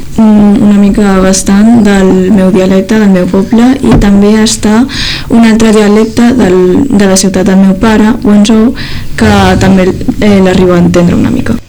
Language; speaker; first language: Catalan; early bilingual, other home language; Chinese